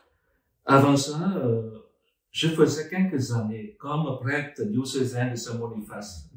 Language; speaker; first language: French; non-native, fluent; Vietnamese